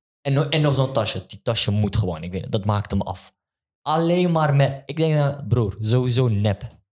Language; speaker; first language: Dutch; early bilingual, other home language; Turkish